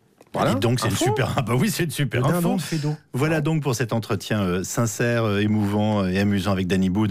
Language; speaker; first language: French; native; French